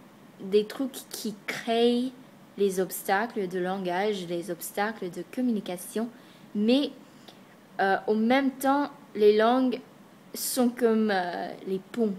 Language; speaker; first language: French; non-native, fluent; English